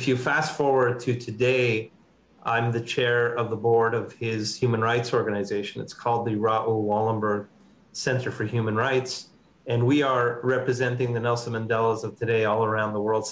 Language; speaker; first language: English; native; English